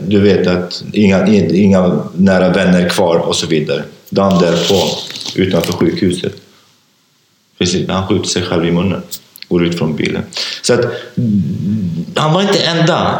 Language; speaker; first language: Swedish; non-native, fluent; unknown